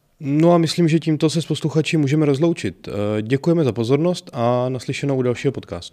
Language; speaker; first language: Czech; native; Czech